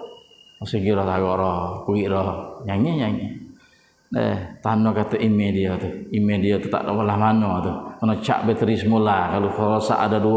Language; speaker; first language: Malay; native; Malay